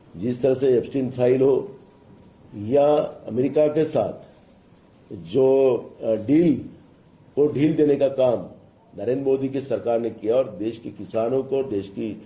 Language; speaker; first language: Hindi; non-native, local second language; Marathi